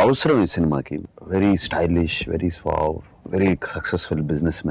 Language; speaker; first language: Telugu; native; Telugu